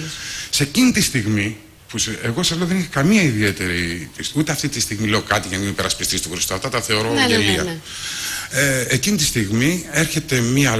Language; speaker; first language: Greek; native; Greek